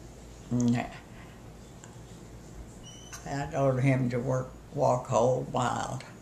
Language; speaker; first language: English; native; English